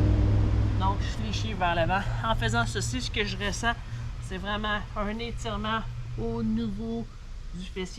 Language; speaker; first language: French; native; French